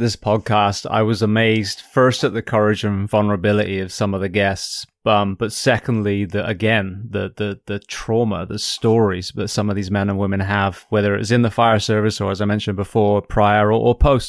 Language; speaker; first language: English; native; English